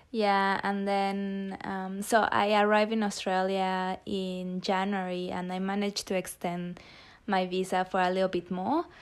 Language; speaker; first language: English; non-native, fluent; Spanish